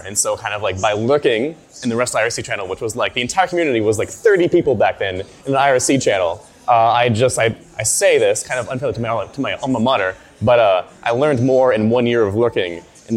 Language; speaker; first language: English; native; English